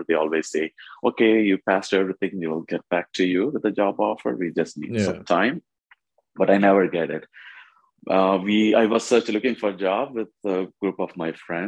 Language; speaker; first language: English; non-native, local second language; Tamil